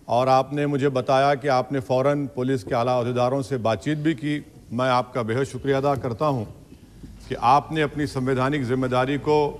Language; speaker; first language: Hindi; non-native, local second language; Urdu